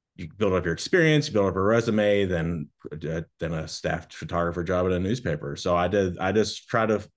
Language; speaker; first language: English; native; English